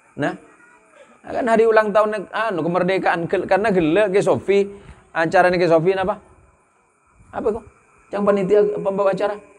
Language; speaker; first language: Indonesian; native; Indonesian